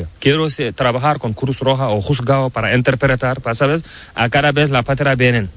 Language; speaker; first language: Spanish; non-native, learner; Fula